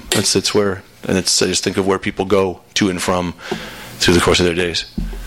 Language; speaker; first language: English; native; English